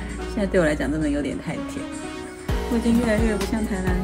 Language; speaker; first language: Chinese; native; Chinese